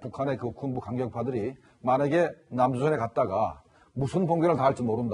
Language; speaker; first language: Korean; native; Korean